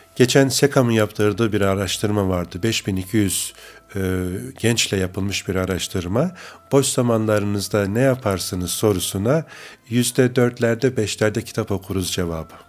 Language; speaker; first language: Turkish; native; Turkish